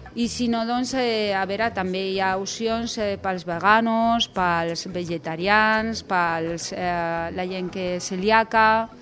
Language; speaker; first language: Catalan; non-native, local second language; Spanish